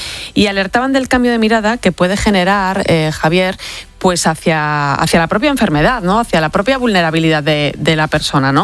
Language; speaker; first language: Spanish; native; Spanish